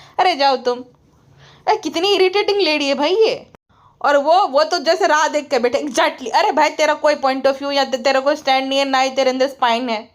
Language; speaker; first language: Hindi; native; Hindi